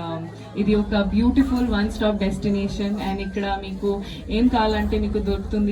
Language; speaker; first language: Telugu; non-native, learner; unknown